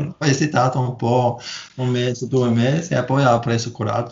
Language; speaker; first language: Italian; non-native, learner; Norwegian